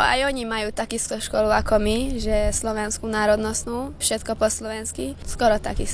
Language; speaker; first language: Slovak; non-native, local second language; Hungarian